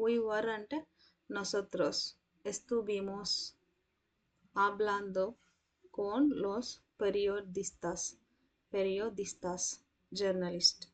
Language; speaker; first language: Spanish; non-native, fluent; Telugu